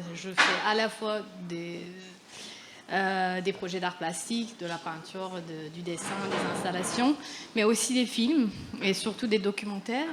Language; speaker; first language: French; non-native, fluent; Persian